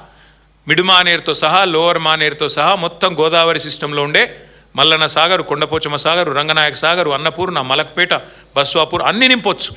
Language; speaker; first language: Telugu; native; Telugu